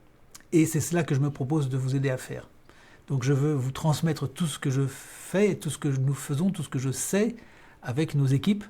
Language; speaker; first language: French; native; French